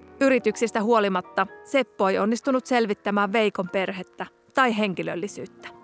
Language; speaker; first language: Finnish; native; Finnish